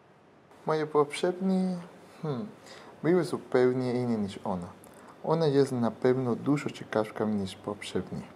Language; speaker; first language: Polish; non-native, fluent; Spanish